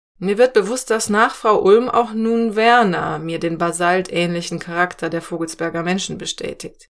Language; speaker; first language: German; native; German